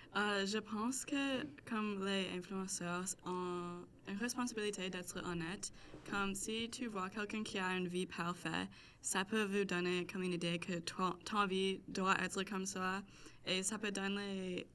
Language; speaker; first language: French; non-native, local second language; English